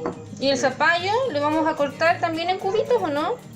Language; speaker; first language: Spanish; native; Spanish